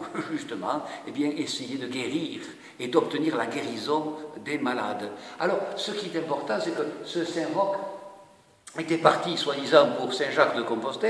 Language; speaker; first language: French; native; French